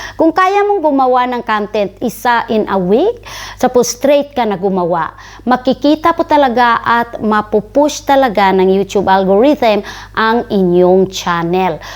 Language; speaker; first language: Filipino; non-native, local second language; Cebuano